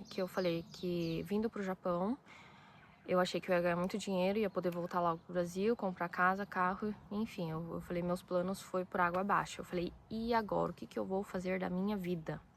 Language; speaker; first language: Portuguese; early bilingual, other home language; Japanese